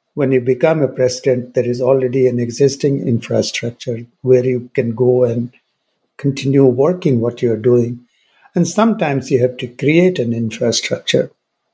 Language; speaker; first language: English; non-native, local second language; Hindi